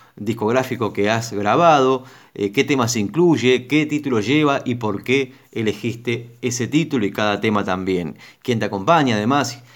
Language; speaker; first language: Spanish; native; Spanish